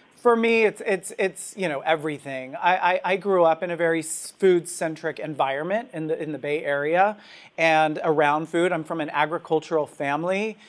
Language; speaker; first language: English; native; English